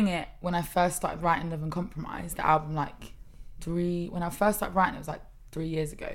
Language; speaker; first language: English; native; English